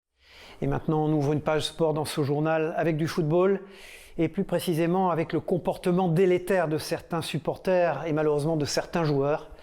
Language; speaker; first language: French; native; French